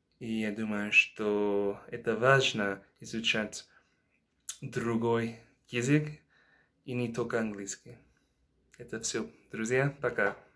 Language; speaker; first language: Russian; non-native, learner; English